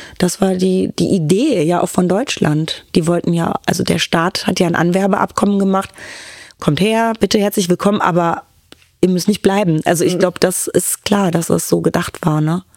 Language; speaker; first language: German; early bilingual, other home language; Turkish